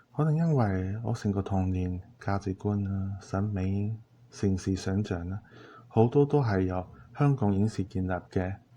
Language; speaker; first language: Cantonese; non-native, fluent; Chinese